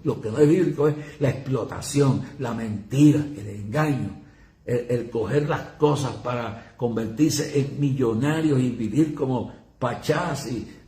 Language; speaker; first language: Spanish; native; Spanish